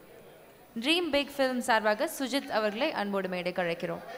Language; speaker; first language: Tamil; native; Tamil